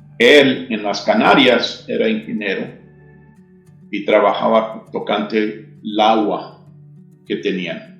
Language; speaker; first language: Spanish; early bilingual, heritage; English